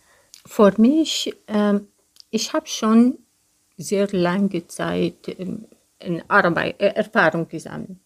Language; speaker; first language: German; non-native, learner; Arabic